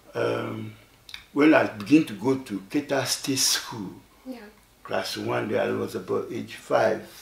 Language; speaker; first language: English; non-native, local second language; Ewe